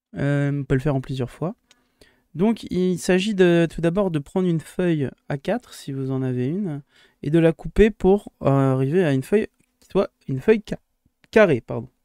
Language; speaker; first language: French; native; French